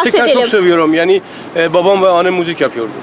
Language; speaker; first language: Turkish; non-native, learner; Persian